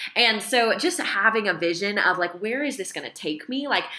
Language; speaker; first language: English; native; English